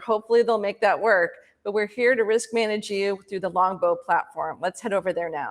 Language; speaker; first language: English; native; English